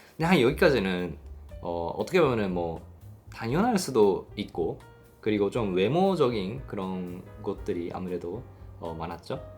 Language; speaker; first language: Korean; non-native, fluent; Japanese